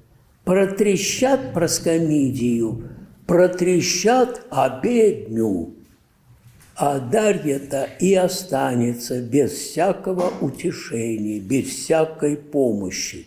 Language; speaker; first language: Russian; native; Russian